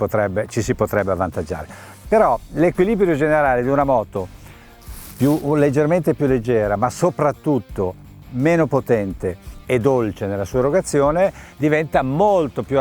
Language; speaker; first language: Italian; native; Italian